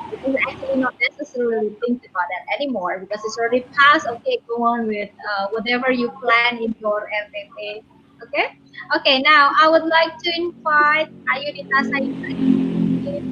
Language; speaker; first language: English; non-native, fluent; Indonesian